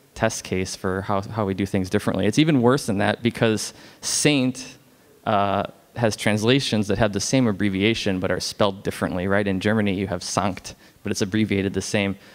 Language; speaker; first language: English; native; English